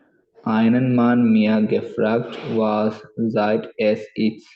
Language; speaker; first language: German; non-native, learner; Malayalam